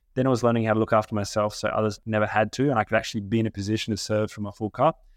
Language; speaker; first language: English; native; English